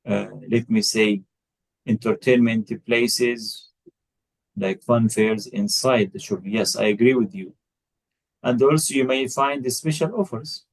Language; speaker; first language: English; non-native, fluent; Arabic